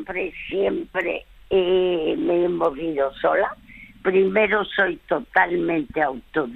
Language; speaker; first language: Spanish; early bilingual, other home language; French